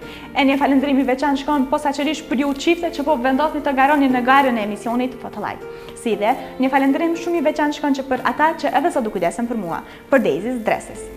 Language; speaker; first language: Albanian; native; Albanian